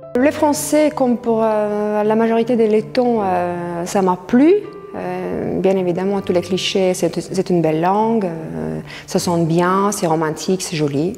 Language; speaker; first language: French; non-native, fluent; Latvian